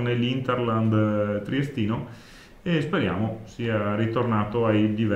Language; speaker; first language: Italian; native; Italian